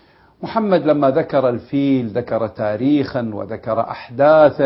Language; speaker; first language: Arabic; native; Arabic